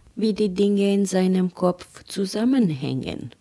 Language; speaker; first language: German; non-native, fluent; Romanian